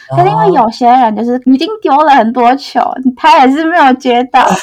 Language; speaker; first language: Chinese; non-native, fluent; Indonesian